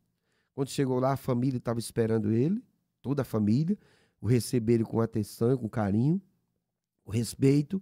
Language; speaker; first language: Portuguese; native; Portuguese